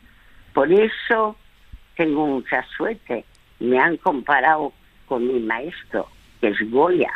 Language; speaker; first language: Spanish; early bilingual, other home language; French